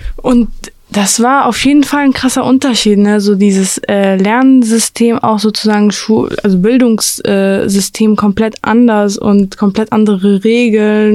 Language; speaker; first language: German; early bilingual, other home language; Arabic